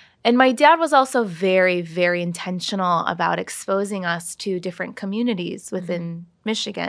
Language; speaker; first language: English; native; English